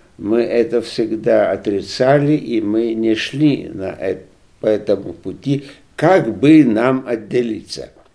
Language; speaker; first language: Russian; non-native, local second language; Lithuanian